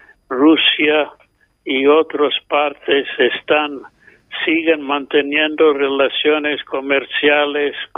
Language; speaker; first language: Spanish; non-native, fluent; English